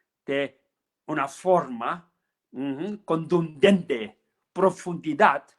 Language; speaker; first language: Spanish; non-native, learner; Tibetan